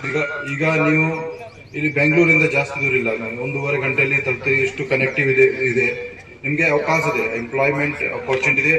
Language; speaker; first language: Kannada; non-native, fluent; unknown